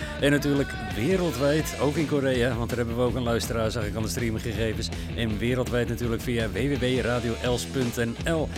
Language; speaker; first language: Dutch; native; Dutch